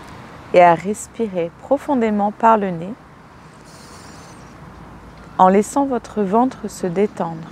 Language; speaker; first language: French; native; French